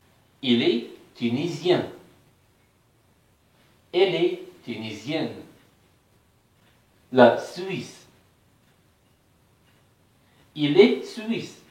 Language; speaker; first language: French; non-native, fluent; Arabic